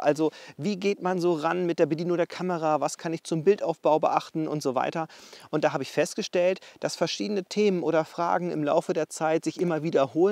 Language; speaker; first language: German; native; German